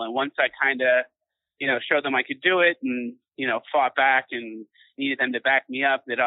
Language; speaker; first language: English; native; English